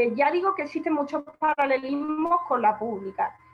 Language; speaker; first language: Spanish; native; Spanish